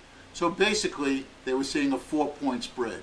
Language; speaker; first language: English; native; English